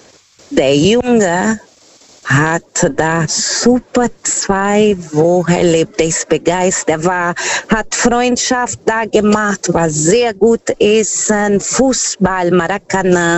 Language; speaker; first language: German; non-native, fluent; Portuguese